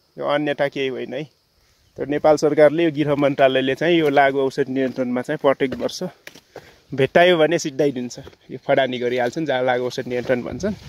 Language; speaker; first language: Nepali; non-native, local second language; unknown